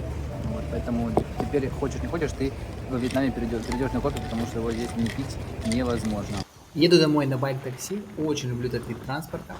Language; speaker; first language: Russian; native; Russian